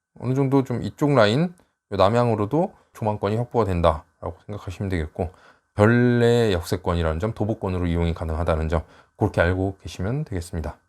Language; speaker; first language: Korean; native; Korean